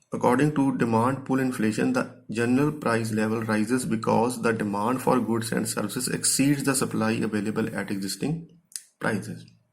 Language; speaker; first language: English; non-native, local second language; Punjabi